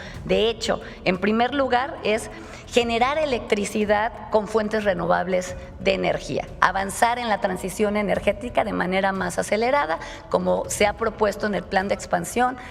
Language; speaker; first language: Spanish; native; Spanish